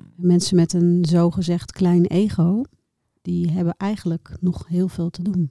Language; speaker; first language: Dutch; native; Dutch